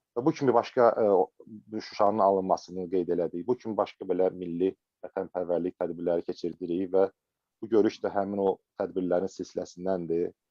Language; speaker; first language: Azerbaijani; native; Azerbaijani